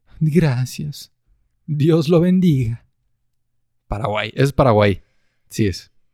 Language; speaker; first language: Spanish; native; Spanish